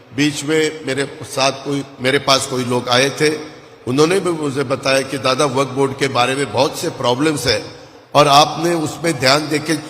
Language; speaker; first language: Hindi; non-native, local second language; Marathi